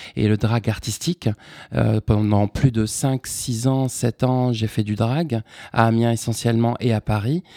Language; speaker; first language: French; non-native, local second language; Arabic